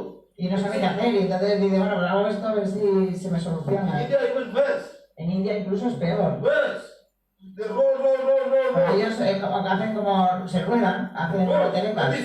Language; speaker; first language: Spanish; native; Spanish